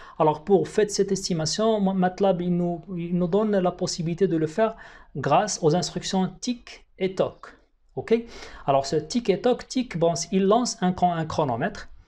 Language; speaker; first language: French; non-native, local second language; Arabic